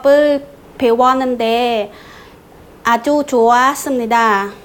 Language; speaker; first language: Korean; non-native, learner; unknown